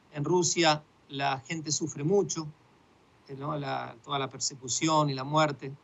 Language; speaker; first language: Spanish; native; Spanish